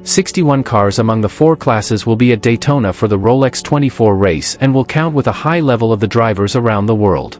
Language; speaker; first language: English; non-native, fluent; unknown